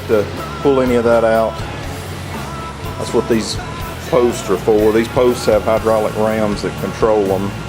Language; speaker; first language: English; native; English